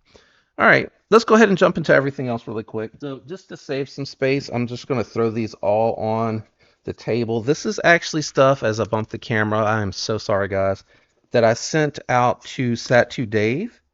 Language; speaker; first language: English; native; English